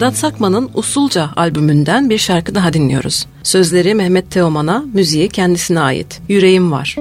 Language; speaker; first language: Turkish; native; Turkish